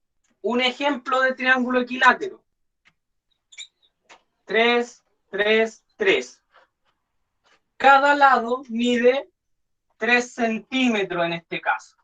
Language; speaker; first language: Spanish; native; Spanish